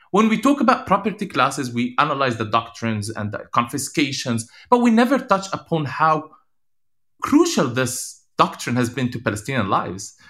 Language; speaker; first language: English; non-native, fluent; Arabic